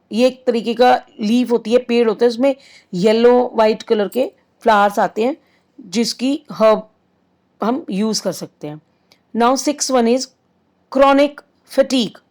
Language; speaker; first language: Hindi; native; Hindi